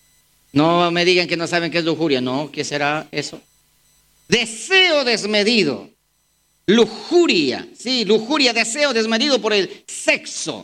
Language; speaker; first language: Spanish; native; Spanish